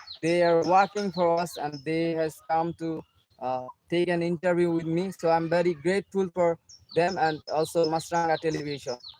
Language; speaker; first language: English; non-native, local second language; Bangla